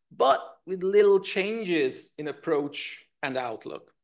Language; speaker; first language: English; non-native, fluent; Hungarian